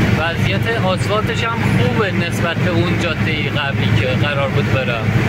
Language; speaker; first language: Persian; non-native, local second language; Azerbaijani